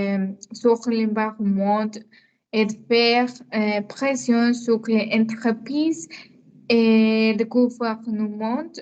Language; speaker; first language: French; non-native, learner; Spanish